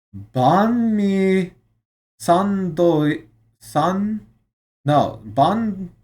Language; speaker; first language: Japanese; non-native, learner; English